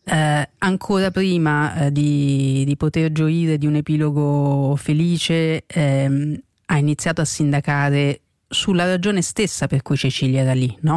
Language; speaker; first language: Italian; native; Italian